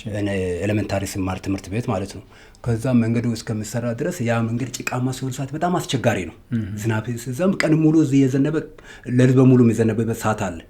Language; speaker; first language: Amharic; non-native, local second language; Wolaytta